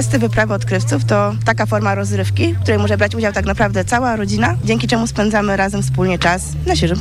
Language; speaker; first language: Polish; native; Polish